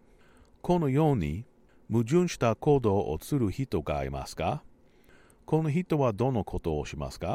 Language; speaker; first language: Japanese; non-native, learner; English